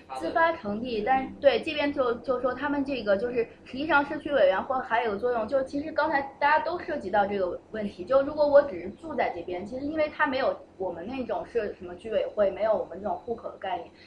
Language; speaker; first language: Chinese; native; Chinese